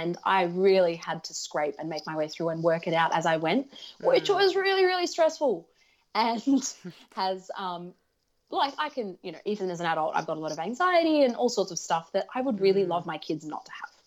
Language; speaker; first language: English; early bilingual, other home language; Russian